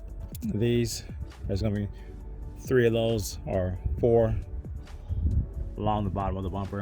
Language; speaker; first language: English; native; English